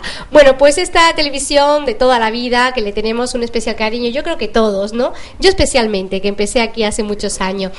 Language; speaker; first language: Spanish; native; Spanish